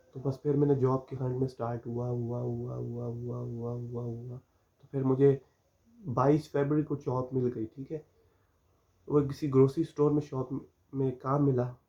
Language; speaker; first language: Urdu; non-native, local second language; Punjabi